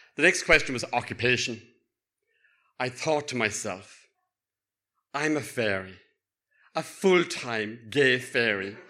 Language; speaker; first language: English; native; English